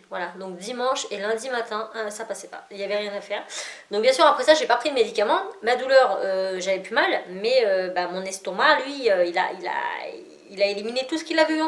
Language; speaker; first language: French; native; French